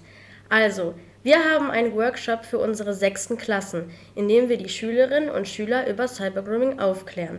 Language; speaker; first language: German; native; German